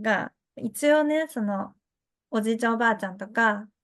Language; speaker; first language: Japanese; early bilingual, other home language; Chinese